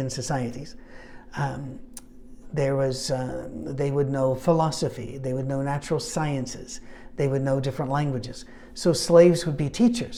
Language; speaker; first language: English; native; English